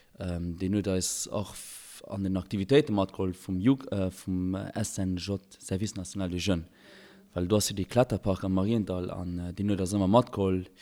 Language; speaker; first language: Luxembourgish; early bilingual, other home language; Albanian